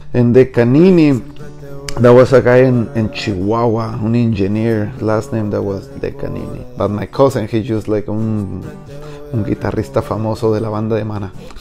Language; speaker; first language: English; non-native, fluent; Spanish